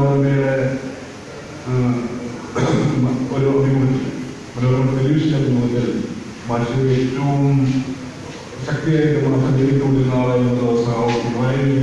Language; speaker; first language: Malayalam; native; Malayalam